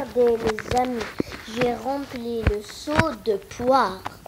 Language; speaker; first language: French; non-native, local second language; Arabic